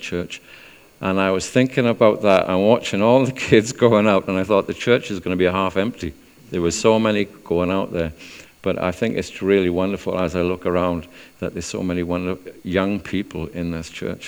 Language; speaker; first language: English; native; English